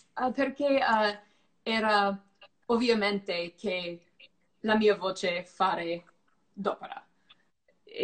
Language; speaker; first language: Italian; non-native, learner; English